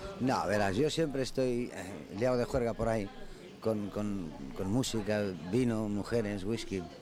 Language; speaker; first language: Spanish; non-native, local second language; Catalan